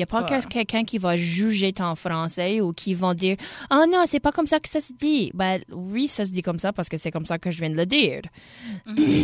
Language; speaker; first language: French; native; French